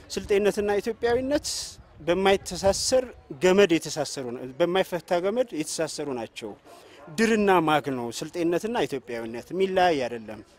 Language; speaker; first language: Amharic; non-native, local second language; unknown